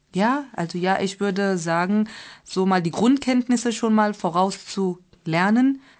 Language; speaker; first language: German; non-native, fluent; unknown